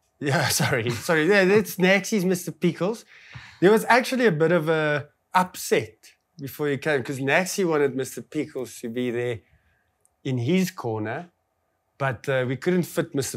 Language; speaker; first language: English; non-native, local second language; Afrikaans